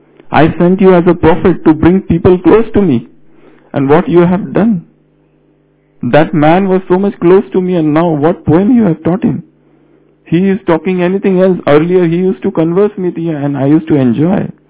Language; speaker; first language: English; non-native, local second language; Marathi